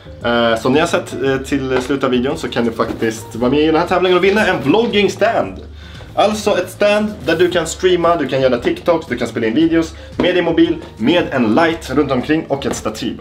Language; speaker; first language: Swedish; native; Swedish